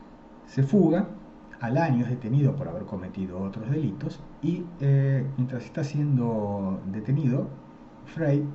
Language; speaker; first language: Spanish; native; Spanish